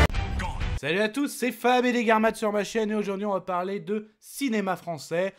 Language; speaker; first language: French; native; French